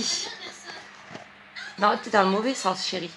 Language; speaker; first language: French; native; French